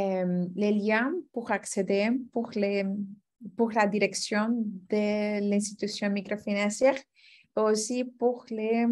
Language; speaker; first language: French; non-native, fluent; Spanish